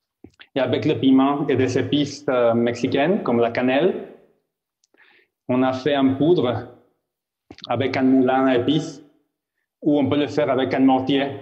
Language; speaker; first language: French; non-native, fluent; Spanish